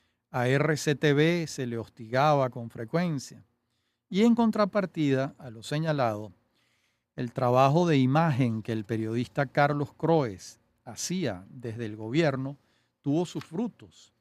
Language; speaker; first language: Spanish; native; Spanish